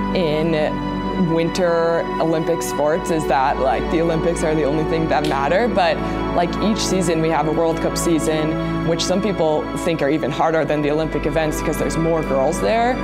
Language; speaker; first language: English; native; English